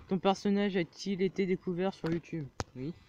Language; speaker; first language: French; native; French